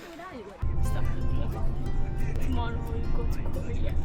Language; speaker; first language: English; non-native, learner; Thai